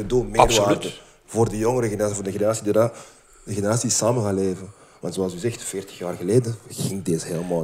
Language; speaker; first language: Dutch; early bilingual, other home language; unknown